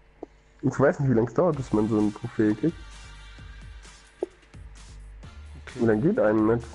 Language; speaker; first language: German; native; German